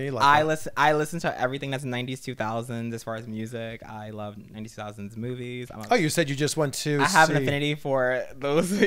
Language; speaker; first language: English; native; English